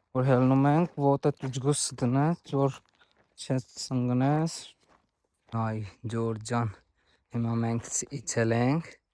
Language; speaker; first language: Armenian; non-native, learner; Hindi